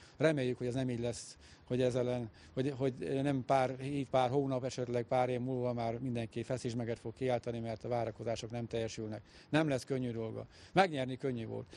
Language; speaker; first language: Hungarian; native; Hungarian